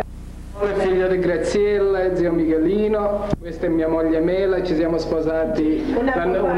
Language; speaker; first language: Italian; native; Italian